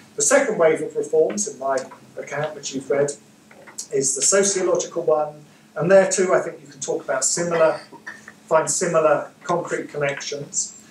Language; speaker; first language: English; native; English